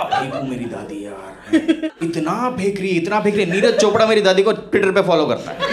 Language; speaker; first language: Hindi; non-native, local second language; Bangla